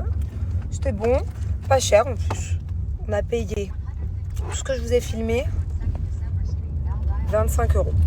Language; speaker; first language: French; native; French